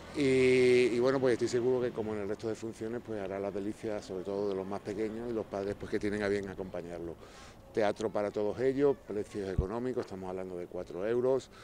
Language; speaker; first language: Spanish; native; Spanish